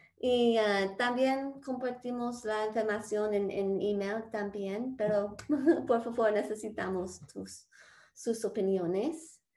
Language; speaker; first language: Spanish; non-native, fluent; English